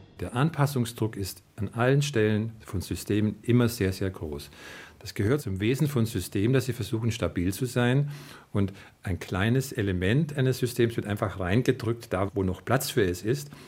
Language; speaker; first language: German; native; German